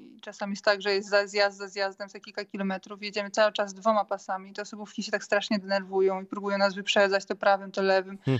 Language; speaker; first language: Polish; native; Polish